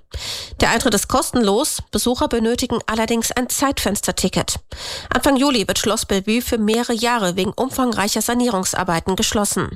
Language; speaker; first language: German; native; German